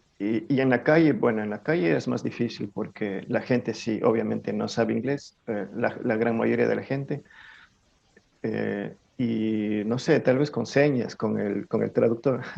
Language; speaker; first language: Spanish; native; Spanish